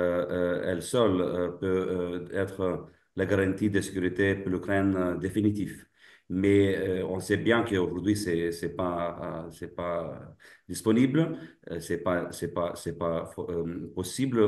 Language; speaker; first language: French; non-native, fluent; Lithuanian